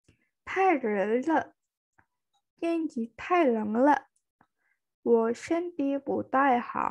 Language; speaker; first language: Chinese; non-native, fluent; Indonesian